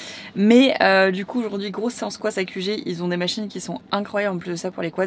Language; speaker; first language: French; native; French